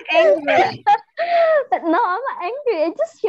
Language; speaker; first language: English; non-native, learner; Indonesian